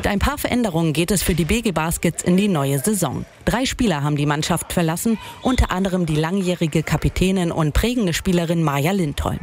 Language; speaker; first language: German; native; German